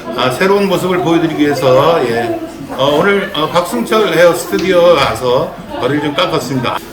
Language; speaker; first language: Korean; native; Korean